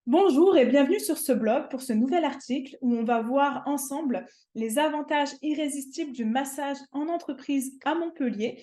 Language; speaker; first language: French; native; French